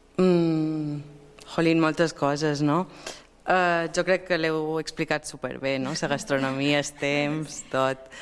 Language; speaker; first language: Catalan; early bilingual, other home language; English